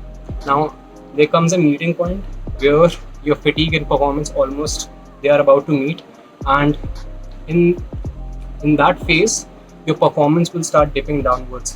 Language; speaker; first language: English; non-native, local second language; Hindi